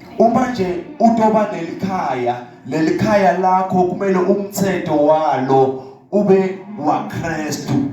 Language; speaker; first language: Zulu; non-native, local second language; Swati